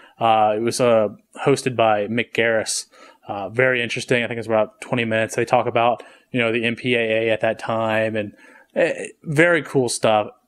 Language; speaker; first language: English; native; English